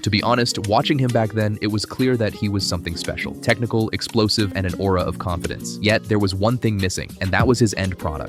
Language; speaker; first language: English; native; English